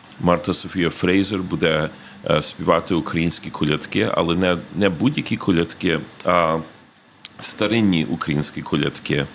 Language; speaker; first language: Ukrainian; early bilingual, heritage; Ukrainian